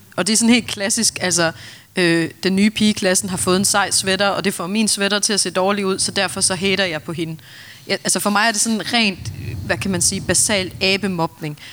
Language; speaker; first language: Danish; native; Danish